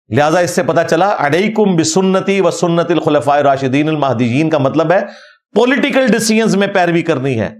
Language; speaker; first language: Urdu; non-native, local second language; Punjabi